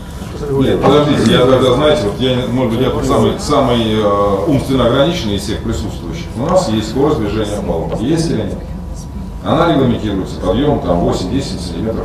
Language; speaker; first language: Russian; native; Russian